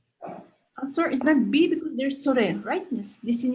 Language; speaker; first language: English; non-native, learner; Turkish